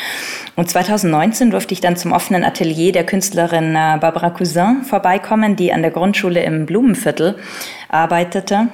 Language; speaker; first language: German; native; German